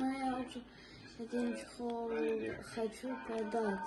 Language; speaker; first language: Russian; early bilingual, other home language; Tajik